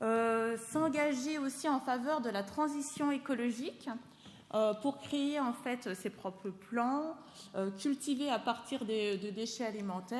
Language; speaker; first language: French; native; French